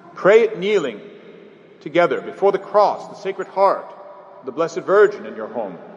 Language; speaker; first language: English; native; English